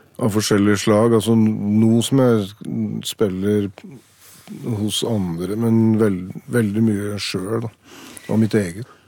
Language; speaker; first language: Norwegian; native; Norwegian